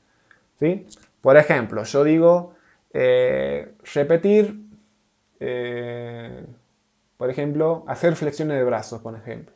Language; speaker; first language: Spanish; native; Spanish